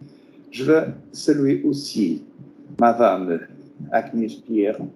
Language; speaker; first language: French; non-native, fluent; Portuguese